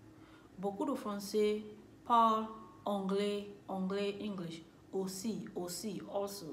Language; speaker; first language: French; non-native, learner; English